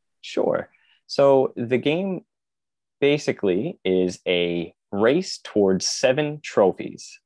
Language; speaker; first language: English; native; English